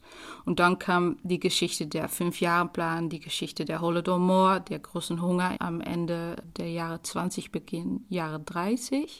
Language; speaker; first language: German; non-native, fluent; Dutch